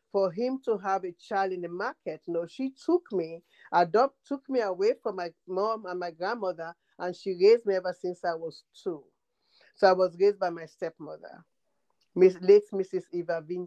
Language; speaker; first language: English; non-native, local second language; Krio